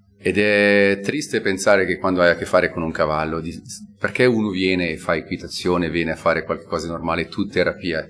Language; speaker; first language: Italian; native; Italian